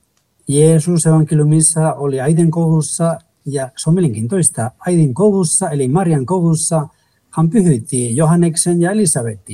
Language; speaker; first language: Finnish; non-native, fluent; Spanish